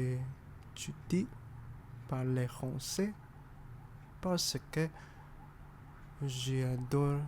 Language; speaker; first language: French; non-native, learner; English